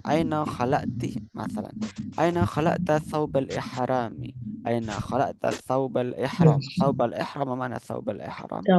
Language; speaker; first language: Arabic; non-native, fluent; Indonesian